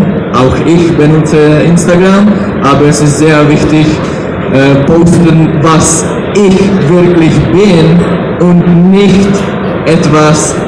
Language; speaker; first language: German; non-native, learner; Czech